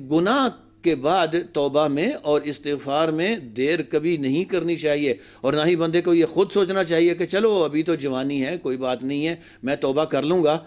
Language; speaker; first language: Urdu; native; Urdu